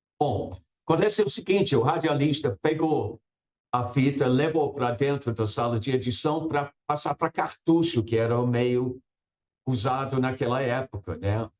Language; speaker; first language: Portuguese; non-native, fluent; English